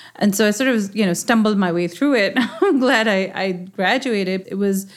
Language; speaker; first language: English; non-native, local second language; Urdu